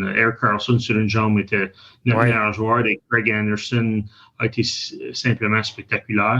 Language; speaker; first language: French; native; French